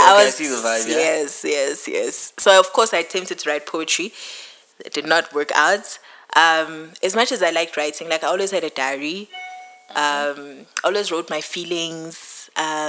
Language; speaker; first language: English; non-native, local second language; Zulu